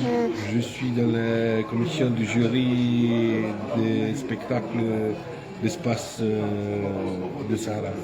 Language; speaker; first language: French; non-native, learner; Romanian